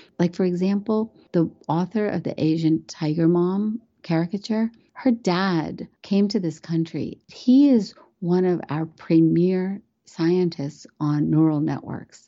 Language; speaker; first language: English; early bilingual, other home language; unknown